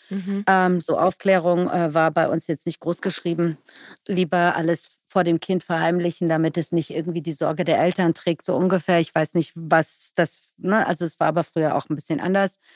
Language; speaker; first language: German; early bilingual, other home language; Persian